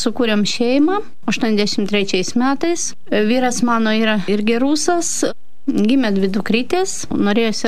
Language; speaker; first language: Lithuanian; non-native, fluent; Russian